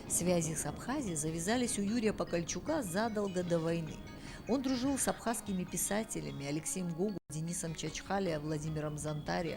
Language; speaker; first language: Russian; native; Russian